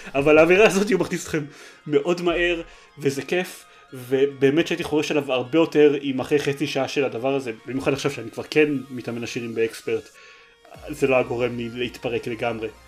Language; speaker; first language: Hebrew; native; Hebrew